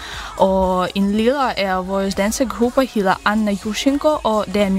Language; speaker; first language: Danish; non-native, learner; Ukrainian